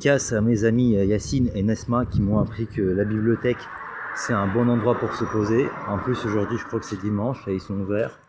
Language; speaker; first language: French; native; French